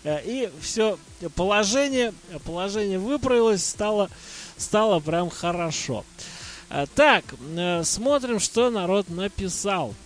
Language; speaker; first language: Russian; native; Russian